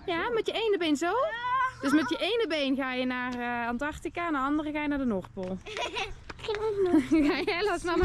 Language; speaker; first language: Dutch; native; Dutch